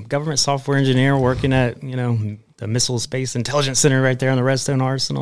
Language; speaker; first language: English; native; English